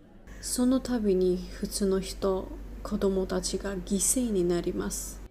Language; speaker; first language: Japanese; non-native, learner; Georgian